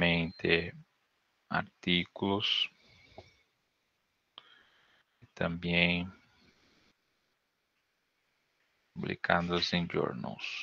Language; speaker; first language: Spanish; non-native, learner; Portuguese